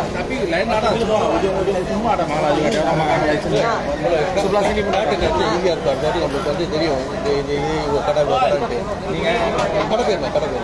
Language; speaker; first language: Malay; non-native, local second language; Tamil